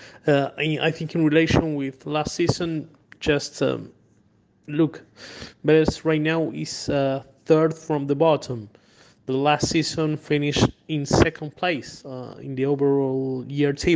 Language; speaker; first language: English; non-native, fluent; Spanish